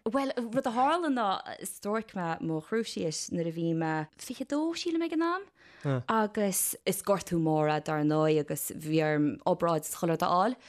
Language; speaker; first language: Irish; native; Irish